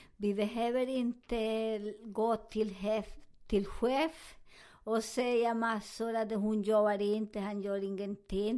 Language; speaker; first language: Swedish; non-native, learner; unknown